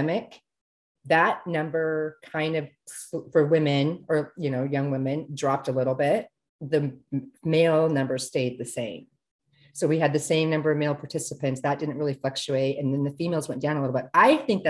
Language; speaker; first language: English; native; English